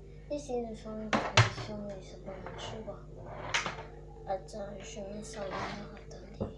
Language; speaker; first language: French; non-native, local second language; Lingala